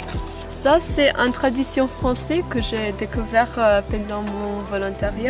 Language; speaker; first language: French; non-native, fluent; Maltese